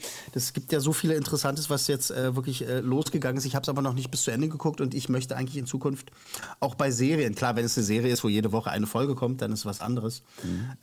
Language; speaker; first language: German; native; German